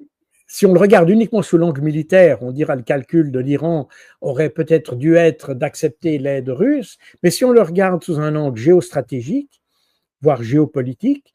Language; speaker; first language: French; native; French